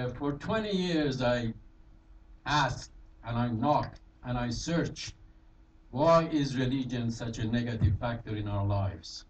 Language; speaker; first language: English; non-native, fluent; Persian